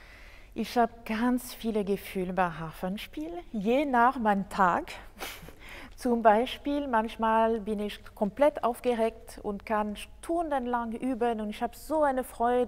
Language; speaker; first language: German; non-native, fluent; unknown